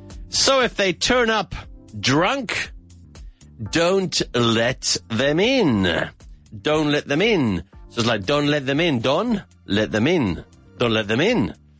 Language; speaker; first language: English; native; English